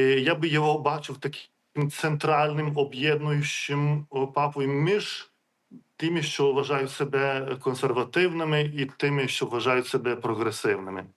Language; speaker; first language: Ukrainian; non-native, fluent; Lithuanian